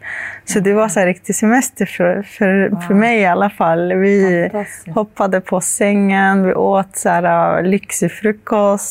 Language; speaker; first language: Swedish; early bilingual, other home language; Arabic